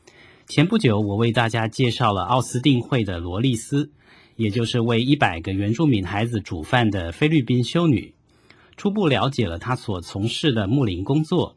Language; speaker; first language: Chinese; native; Chinese